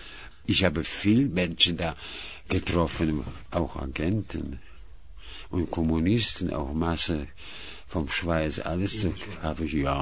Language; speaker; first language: German; non-native, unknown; Russian